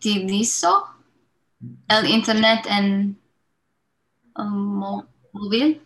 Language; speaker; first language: Spanish; non-native, learner; English